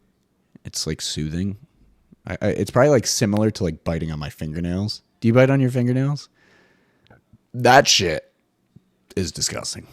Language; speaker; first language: English; native; English